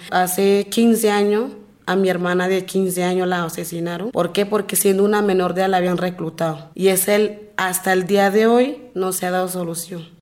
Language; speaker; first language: Spanish; non-native, local second language; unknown